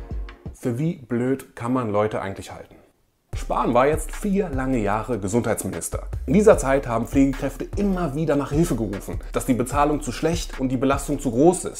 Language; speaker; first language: German; native; German